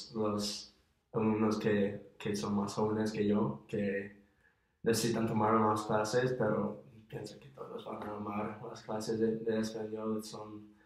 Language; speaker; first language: Spanish; non-native, fluent; English